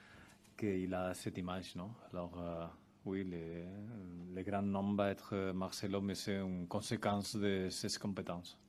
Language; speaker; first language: French; non-native, fluent; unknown